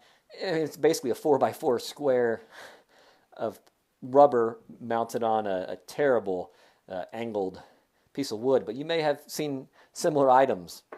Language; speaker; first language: English; native; English